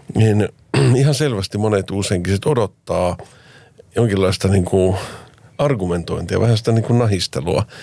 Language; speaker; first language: Finnish; native; Finnish